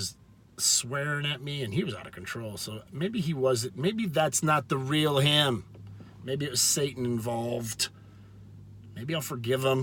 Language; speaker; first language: English; native; English